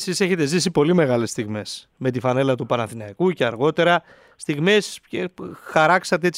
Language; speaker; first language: Greek; native; Greek